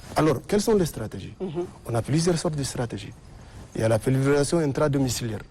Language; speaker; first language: French; non-native, local second language; Arabic